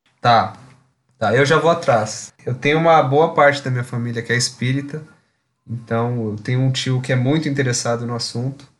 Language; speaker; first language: Portuguese; native; Portuguese